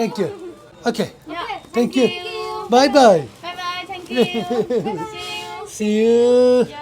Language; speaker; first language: English; non-native, learner; Turkish